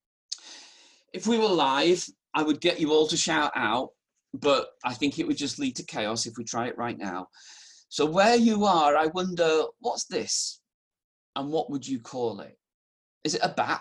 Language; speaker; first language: English; native; English